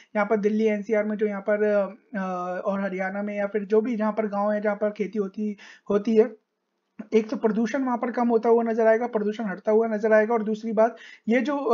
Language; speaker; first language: Hindi; native; Hindi